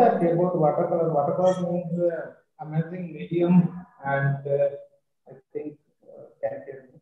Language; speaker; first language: English; non-native, learner; Malayalam